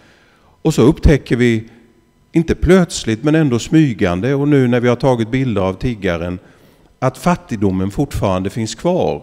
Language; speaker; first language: Swedish; native; Swedish